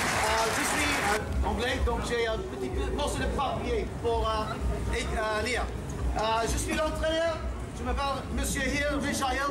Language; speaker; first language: French; non-native, fluent; English